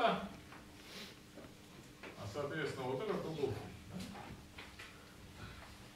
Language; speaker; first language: Russian; native; Russian